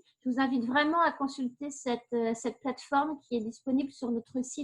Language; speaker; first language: French; native; French